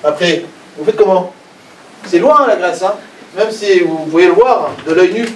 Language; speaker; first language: French; non-native, fluent; Persian